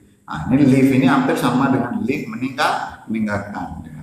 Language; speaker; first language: Indonesian; non-native, local second language; Balinese